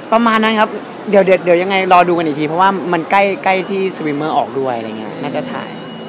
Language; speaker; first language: Thai; native; Thai